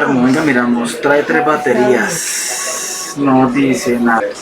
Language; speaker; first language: Spanish; native; Spanish